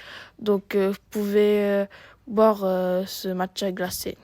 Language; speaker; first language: French; non-native, learner; Japanese